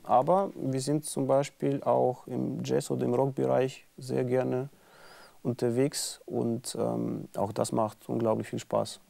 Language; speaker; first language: German; non-native, fluent; Russian